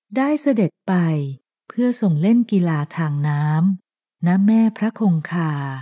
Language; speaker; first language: Thai; native; Thai